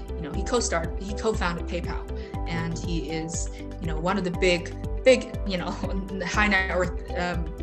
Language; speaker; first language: English; non-native, fluent; Chinese